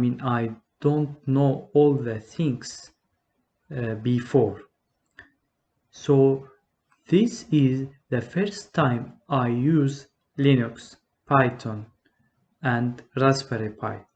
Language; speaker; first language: English; non-native, learner; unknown